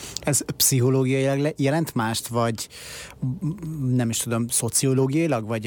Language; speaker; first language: Hungarian; native; Hungarian